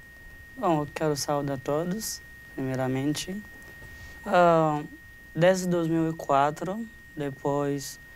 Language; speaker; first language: Portuguese; non-native, fluent; Haitian Creole